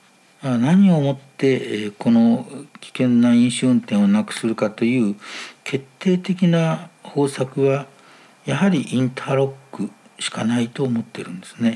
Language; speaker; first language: Japanese; native; Japanese